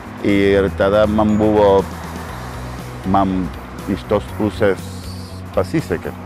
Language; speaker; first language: Lithuanian; non-native, fluent; Spanish